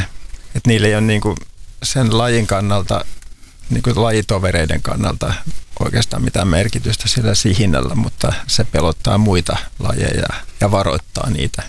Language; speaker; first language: Finnish; native; Finnish